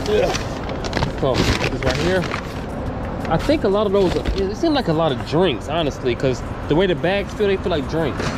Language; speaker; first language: English; native; English